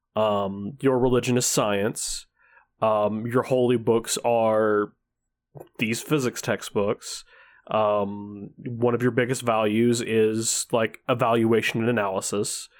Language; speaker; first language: English; early bilingual, other home language; Danish